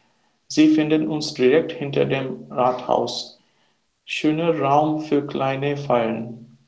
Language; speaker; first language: German; non-native, learner; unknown